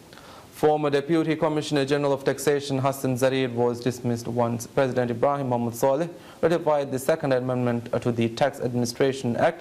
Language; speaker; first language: English; non-native, local second language; Divehi